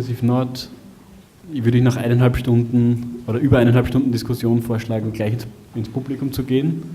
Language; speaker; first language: German; native; German